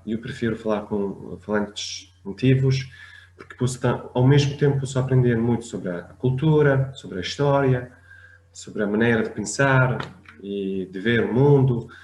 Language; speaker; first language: Portuguese; non-native, fluent; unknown